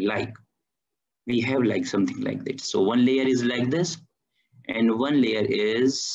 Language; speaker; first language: English; non-native, fluent; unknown